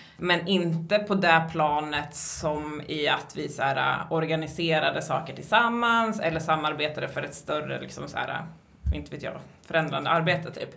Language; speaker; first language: Swedish; native; Swedish